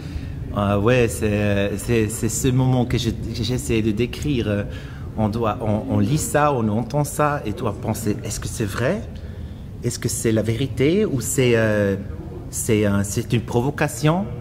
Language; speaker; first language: French; non-native, fluent; German